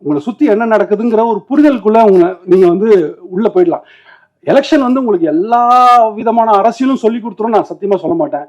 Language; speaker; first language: Tamil; native; Tamil